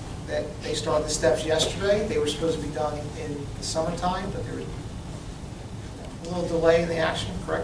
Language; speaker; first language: English; native; English